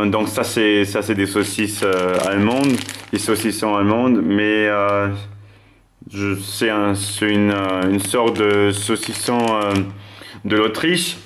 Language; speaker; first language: French; non-native, fluent; German